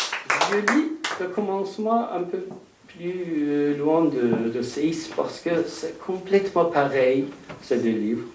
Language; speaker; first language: French; non-native, fluent; Persian